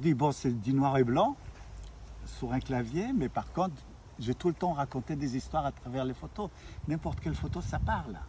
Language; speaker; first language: French; native; French